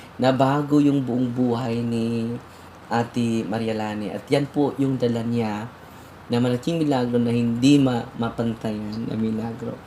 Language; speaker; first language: Filipino; non-native, local second language; Cebuano